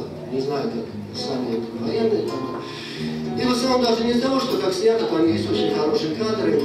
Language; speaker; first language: Russian; native; Russian